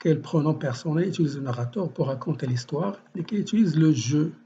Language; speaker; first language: French; non-native, local second language; Arabic